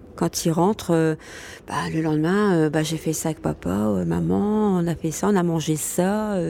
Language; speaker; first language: French; non-native, local second language; Arabic